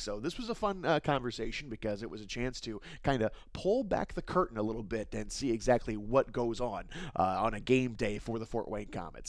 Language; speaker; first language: English; native; English